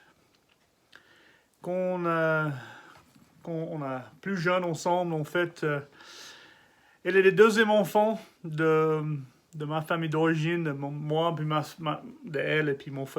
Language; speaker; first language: French; non-native, learner; English